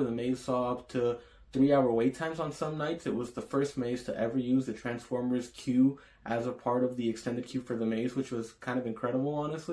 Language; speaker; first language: English; native; English